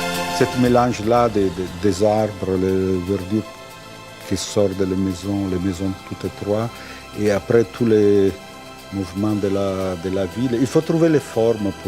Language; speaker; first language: French; non-native, fluent; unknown